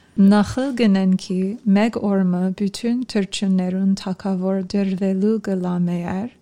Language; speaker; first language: Armenian; non-native, fluent; English